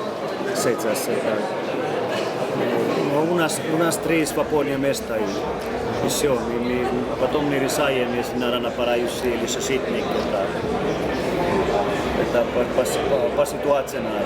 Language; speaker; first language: Russian; non-native, learner; Finnish